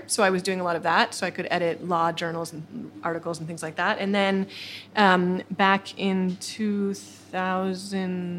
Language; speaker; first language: English; native; English